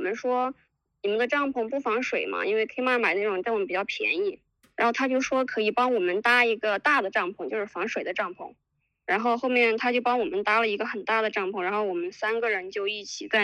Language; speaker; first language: Chinese; native; Chinese